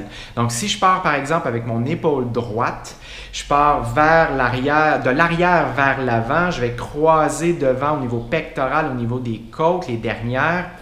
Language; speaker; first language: French; native; French